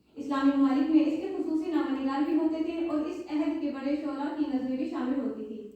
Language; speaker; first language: Urdu; native; Urdu